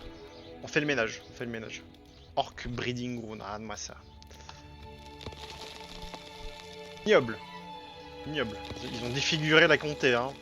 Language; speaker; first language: French; native; French